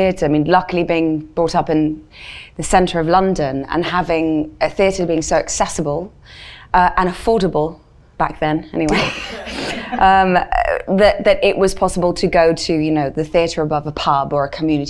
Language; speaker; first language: English; native; English